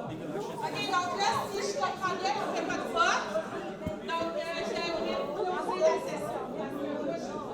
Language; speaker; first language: French; native; French